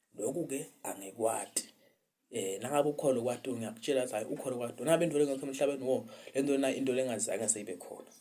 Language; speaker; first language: Zulu; non-native, local second language; Swati